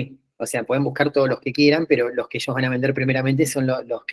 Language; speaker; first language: Spanish; native; Spanish